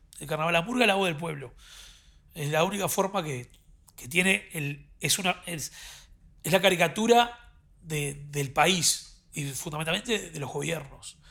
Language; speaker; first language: Spanish; native; Spanish